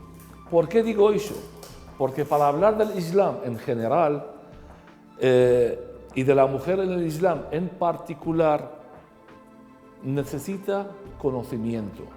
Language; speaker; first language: Spanish; non-native, fluent; Arabic